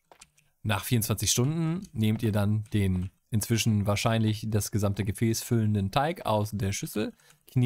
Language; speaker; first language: German; native; German